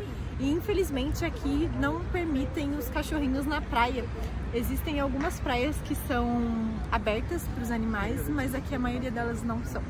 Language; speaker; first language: Portuguese; native; Portuguese